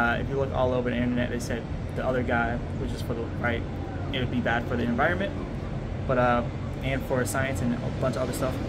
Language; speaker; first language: English; native; English